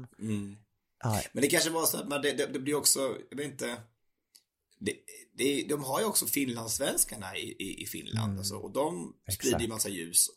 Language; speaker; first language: Swedish; native; Swedish